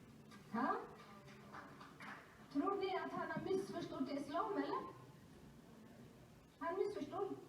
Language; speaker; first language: Swedish; non-native, fluent; Somali